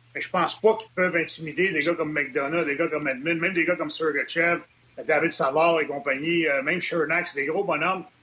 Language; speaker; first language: French; native; French